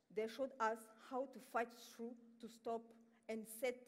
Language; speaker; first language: English; non-native, local second language; Kinyarwanda